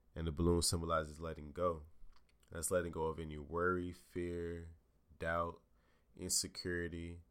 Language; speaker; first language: English; native; English